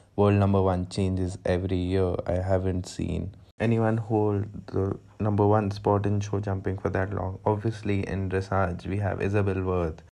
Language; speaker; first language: English; non-native, local second language; Hindi